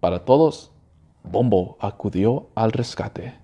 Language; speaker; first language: Spanish; early bilingual, heritage; Spanish